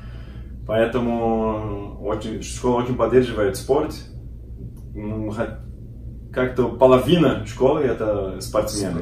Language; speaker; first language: Russian; non-native, learner; Portuguese